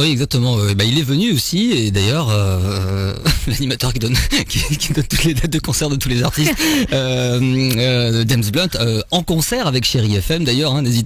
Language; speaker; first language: French; native; French